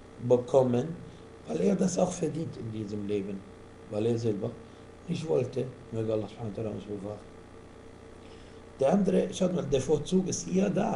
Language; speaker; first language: German; non-native, fluent; Arabic